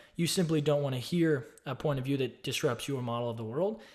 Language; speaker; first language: English; native; English